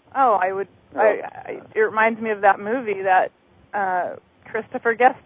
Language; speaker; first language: English; native; English